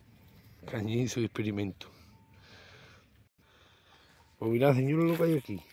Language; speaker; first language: Spanish; native; Spanish